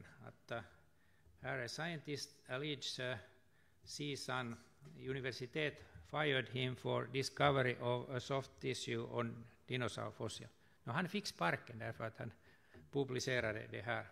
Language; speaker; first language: Swedish; non-native, fluent; Finnish